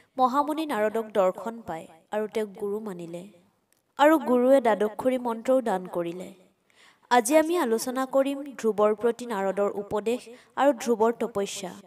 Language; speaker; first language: Assamese; native; Assamese